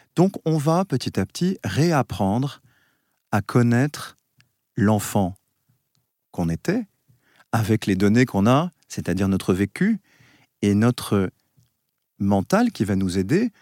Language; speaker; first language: French; native; French